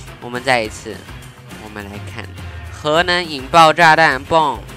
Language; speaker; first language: Chinese; native; Chinese